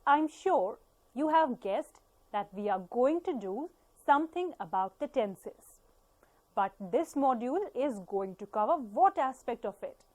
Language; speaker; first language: English; non-native, local second language; Punjabi